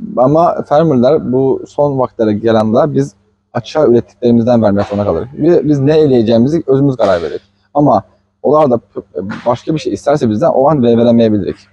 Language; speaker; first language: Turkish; native; Turkish